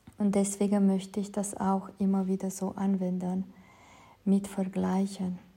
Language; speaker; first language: German; non-native, fluent; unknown